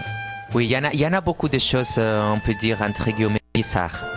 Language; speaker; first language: French; non-native, fluent; Spanish